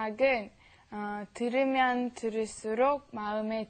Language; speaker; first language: Korean; non-native, learner; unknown